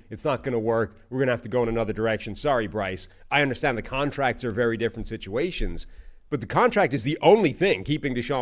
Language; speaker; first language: English; native; English